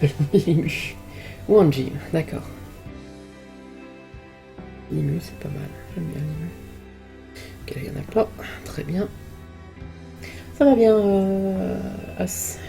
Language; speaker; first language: French; native; French